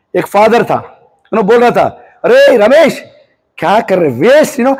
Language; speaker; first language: Hindi; non-native, local second language; Telugu